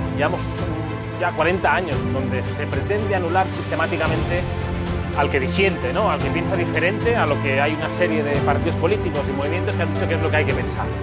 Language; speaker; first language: Spanish; native; Spanish